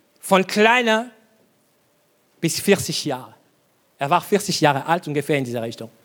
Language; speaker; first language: German; non-native, fluent; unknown